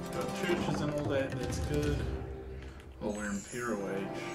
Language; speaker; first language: English; native; English